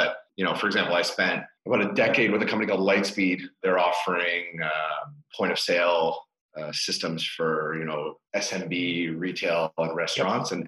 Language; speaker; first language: English; native; English